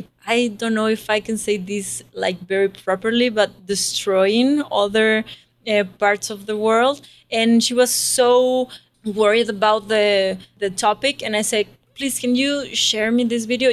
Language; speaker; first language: English; non-native, learner; Spanish